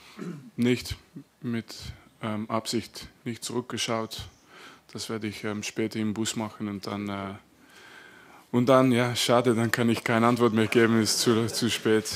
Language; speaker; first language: German; non-native, fluent; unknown